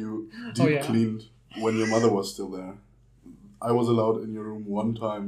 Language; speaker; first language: English; non-native, fluent; German